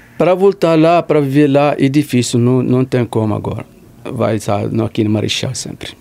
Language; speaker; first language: Portuguese; non-native, learner; Arabic